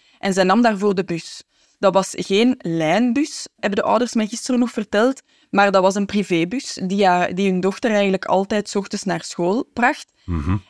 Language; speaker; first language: Dutch; native; Dutch